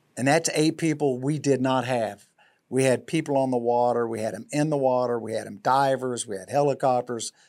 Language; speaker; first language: English; native; English